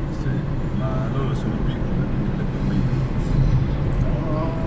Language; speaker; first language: Italian; native; Italian